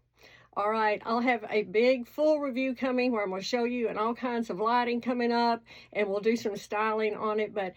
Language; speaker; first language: English; native; English